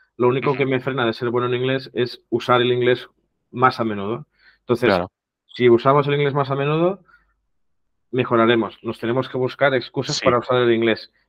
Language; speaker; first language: Spanish; non-native, local second language; Catalan